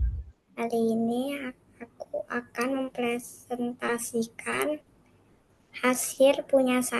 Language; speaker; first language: Indonesian; native; Indonesian